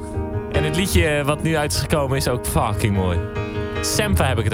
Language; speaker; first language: Dutch; native; Dutch